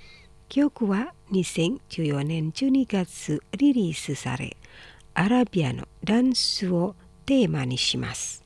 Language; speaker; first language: Japanese; non-native, fluent; Indonesian